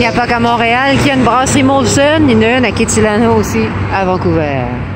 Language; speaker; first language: French; early bilingual, heritage; French